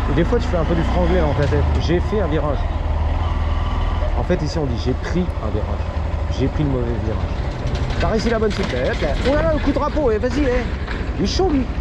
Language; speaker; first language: French; native; French